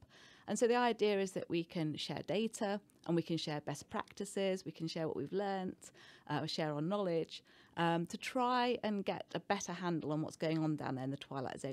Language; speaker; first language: English; native; English